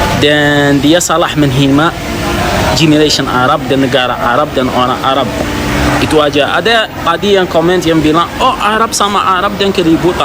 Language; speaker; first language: Indonesian; non-native, fluent; Arabic